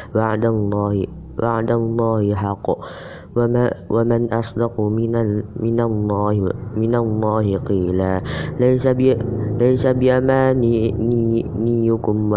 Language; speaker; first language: Arabic; non-native, learner; Indonesian